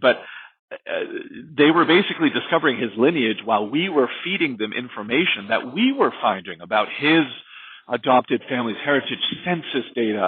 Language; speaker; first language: English; native; English